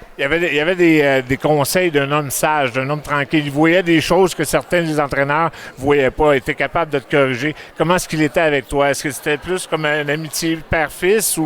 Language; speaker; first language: French; native; French